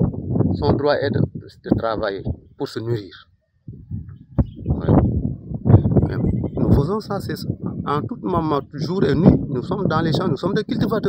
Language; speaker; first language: French; non-native, local second language; Wolof